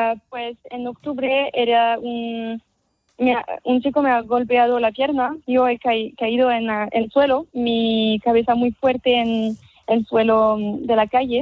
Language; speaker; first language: Spanish; non-native, fluent; French